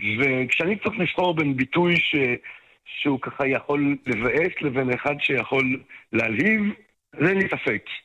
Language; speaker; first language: Hebrew; non-native, fluent; French